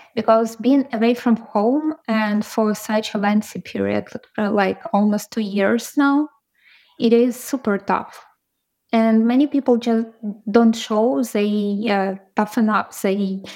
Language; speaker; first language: English; non-native, fluent; Ukrainian